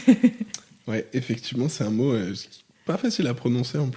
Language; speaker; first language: French; native; French